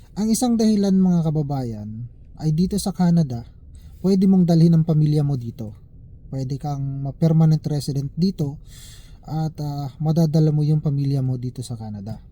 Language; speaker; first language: Filipino; native; Filipino